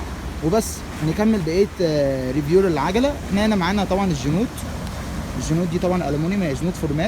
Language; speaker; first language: Arabic; native; Arabic